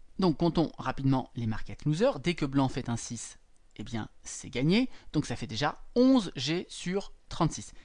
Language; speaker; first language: French; native; French